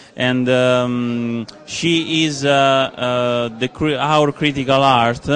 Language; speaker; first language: English; non-native, fluent; Italian